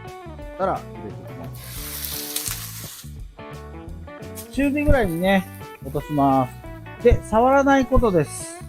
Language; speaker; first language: Japanese; native; Japanese